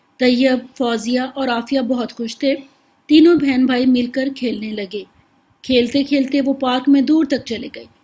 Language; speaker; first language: Urdu; native; Urdu